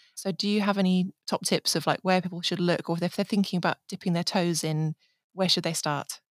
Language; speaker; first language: English; native; English